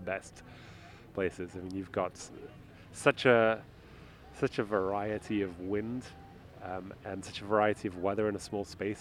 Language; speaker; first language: English; native; English